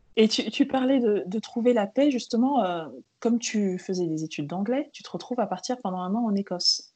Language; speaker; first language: French; native; French